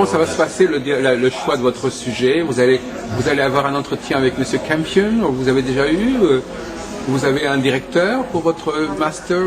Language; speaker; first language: French; native; French